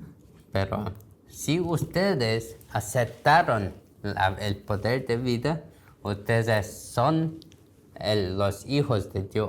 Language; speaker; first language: Spanish; non-native, learner; Korean